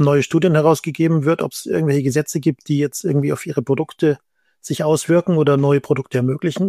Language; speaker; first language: German; native; German